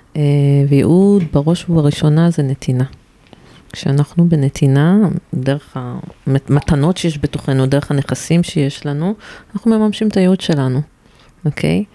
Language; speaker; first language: Hebrew; native; Hebrew